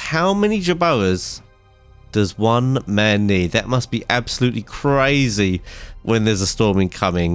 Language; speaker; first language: English; native; English